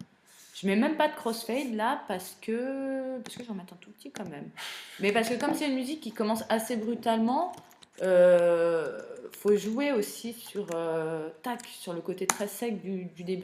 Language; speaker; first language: French; native; French